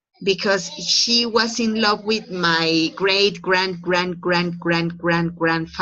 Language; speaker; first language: English; non-native, fluent; Spanish